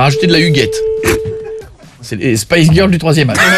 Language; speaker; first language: French; native; French